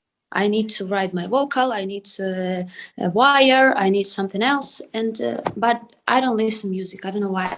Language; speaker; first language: English; non-native, learner; Ukrainian